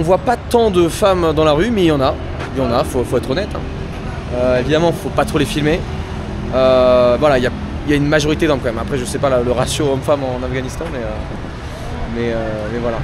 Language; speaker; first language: French; native; French